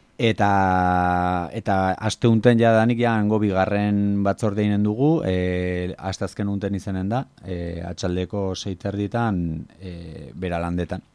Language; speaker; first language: Basque; native; Basque